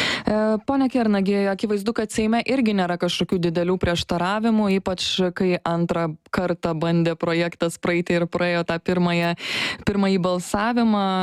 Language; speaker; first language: Lithuanian; native; Lithuanian